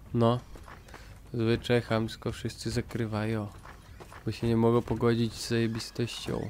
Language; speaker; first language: Polish; native; Polish